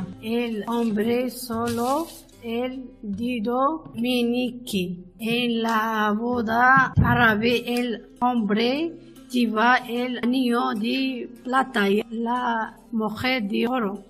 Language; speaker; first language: Spanish; non-native, learner; Arabic